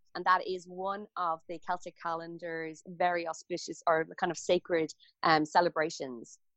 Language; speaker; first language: English; native; English